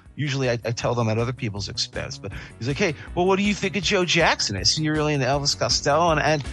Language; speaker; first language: English; native; English